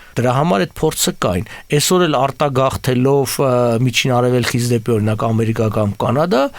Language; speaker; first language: Armenian; native; Armenian